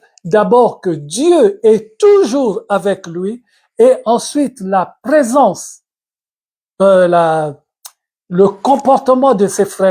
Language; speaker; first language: French; non-native, local second language; Lingala